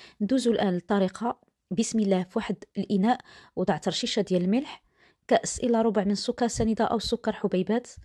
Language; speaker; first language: Arabic; native; Arabic